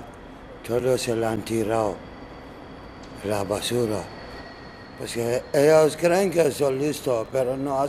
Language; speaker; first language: Spanish; non-native, learner; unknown